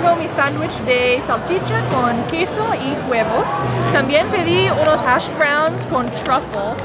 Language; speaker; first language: Spanish; non-native, learner; English